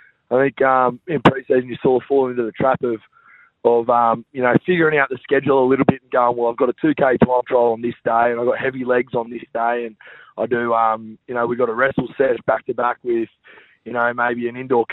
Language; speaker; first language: English; native; English